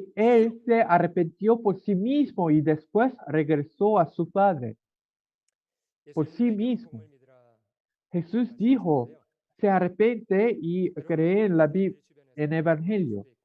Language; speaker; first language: Spanish; non-native, learner; Korean